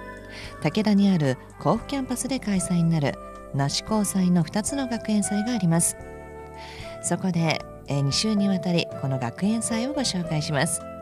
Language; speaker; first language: Japanese; native; Japanese